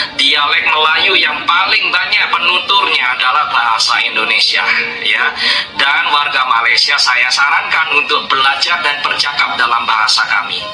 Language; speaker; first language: Indonesian; native; Indonesian